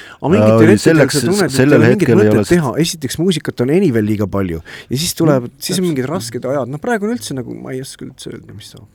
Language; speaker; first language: Estonian; native; Estonian